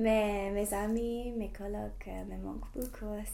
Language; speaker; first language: French; non-native, fluent; English